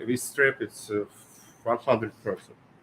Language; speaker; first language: English; non-native, learner; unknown